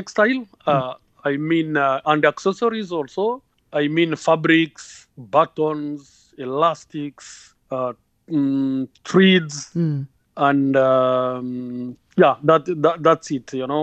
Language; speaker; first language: English; non-native, local second language; Kinyarwanda